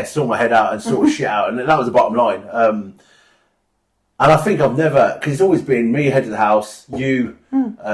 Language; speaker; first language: English; native; English